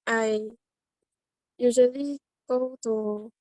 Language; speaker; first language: English; non-native, learner; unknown